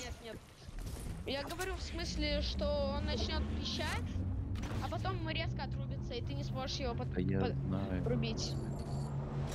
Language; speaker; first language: Russian; native; Russian